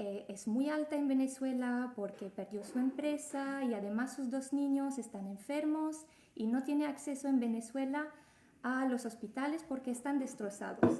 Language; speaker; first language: Spanish; non-native, fluent; French